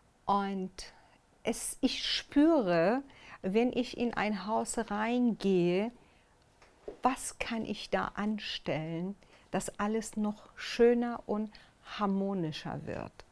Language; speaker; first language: German; non-native, fluent; Persian